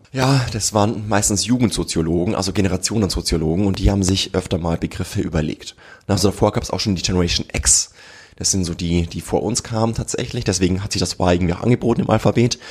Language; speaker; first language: German; native; German